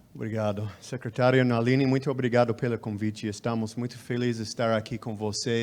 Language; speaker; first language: Portuguese; non-native, fluent; English